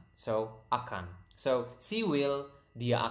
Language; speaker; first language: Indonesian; native; Indonesian